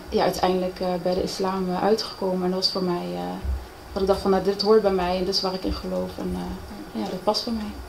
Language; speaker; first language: Dutch; native; Dutch